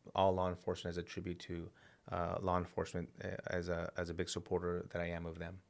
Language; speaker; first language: English; early bilingual, other home language; Spanish